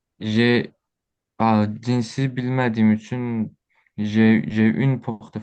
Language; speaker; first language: French; non-native, learner; Azerbaijani